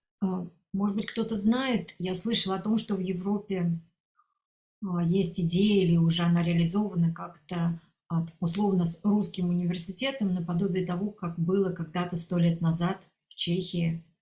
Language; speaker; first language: Russian; native; Russian